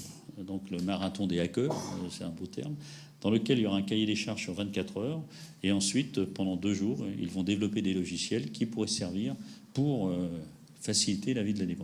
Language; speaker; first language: French; native; French